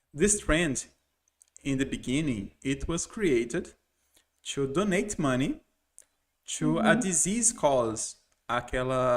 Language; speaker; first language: English; non-native, fluent; Portuguese